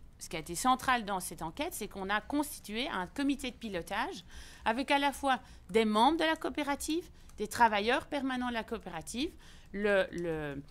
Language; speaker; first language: French; native; French